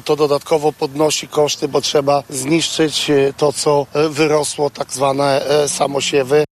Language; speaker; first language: Polish; native; Polish